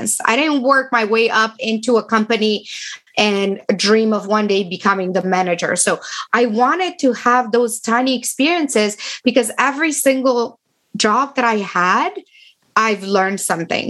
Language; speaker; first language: English; non-native, fluent; Romanian